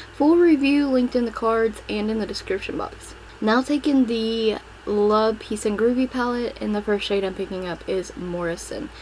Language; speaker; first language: English; native; English